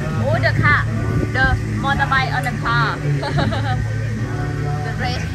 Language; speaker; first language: English; non-native, learner; Thai